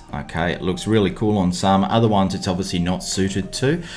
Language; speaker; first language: English; native; English